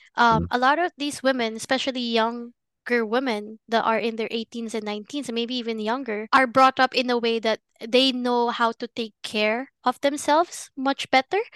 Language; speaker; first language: English; non-native, local second language; Filipino